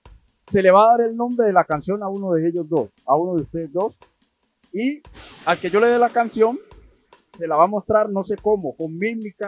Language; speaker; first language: Spanish; native; Spanish